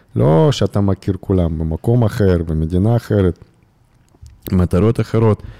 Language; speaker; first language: Hebrew; non-native, fluent; Russian